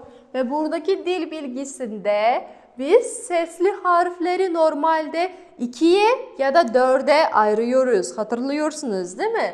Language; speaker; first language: Turkish; non-native, fluent; Kazakh